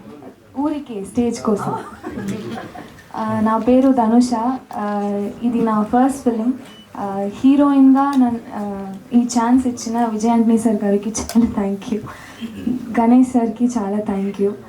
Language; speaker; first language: Telugu; non-native, local second language; Tamil